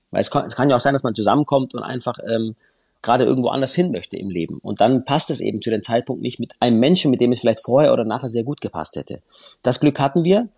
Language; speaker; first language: German; native; German